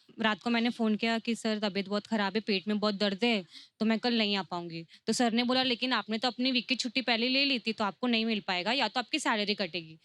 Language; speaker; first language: Hindi; native; Hindi